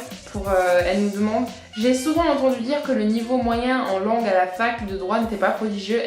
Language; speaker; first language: French; early bilingual, other home language; English